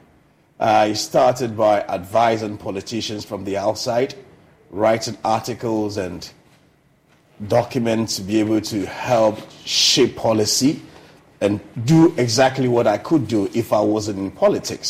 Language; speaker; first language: English; non-native, local second language; Akan